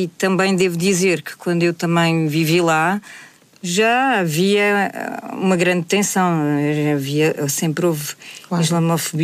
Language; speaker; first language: Portuguese; native; Portuguese